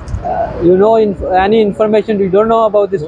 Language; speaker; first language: English; non-native, learner; Urdu